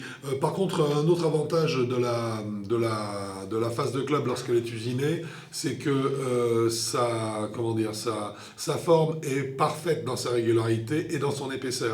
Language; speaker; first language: French; native; French